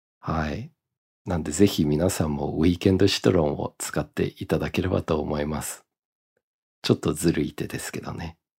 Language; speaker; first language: Japanese; early bilingual, heritage; Japanese